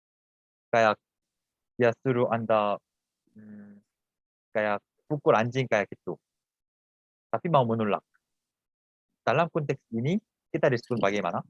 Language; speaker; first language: Indonesian; non-native, fluent; Korean